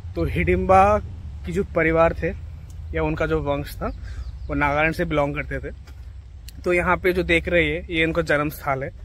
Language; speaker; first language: Hindi; non-native, local second language; Bangla